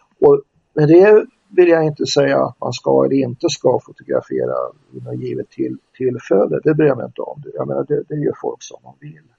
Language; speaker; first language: Swedish; native; Swedish